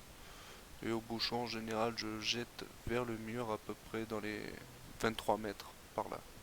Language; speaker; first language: French; native; French